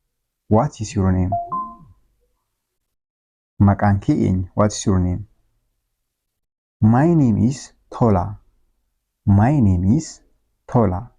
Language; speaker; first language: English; non-native, local second language; Oromo